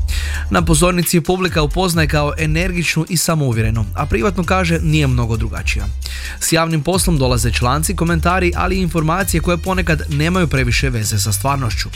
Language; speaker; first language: Croatian; native; Croatian